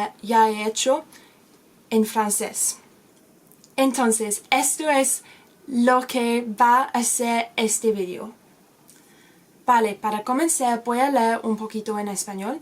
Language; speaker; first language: Spanish; non-native, learner; English